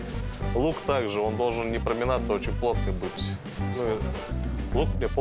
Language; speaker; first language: Russian; native; Russian